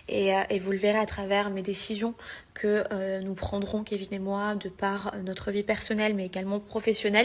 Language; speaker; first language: French; native; French